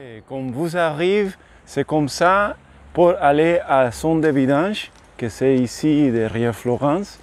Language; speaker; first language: French; non-native, learner; Spanish